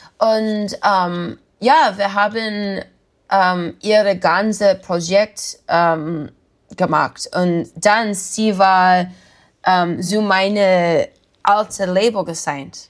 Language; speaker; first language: German; non-native, learner; English